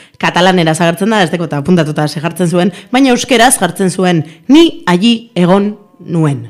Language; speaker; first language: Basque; non-native, local second language; Spanish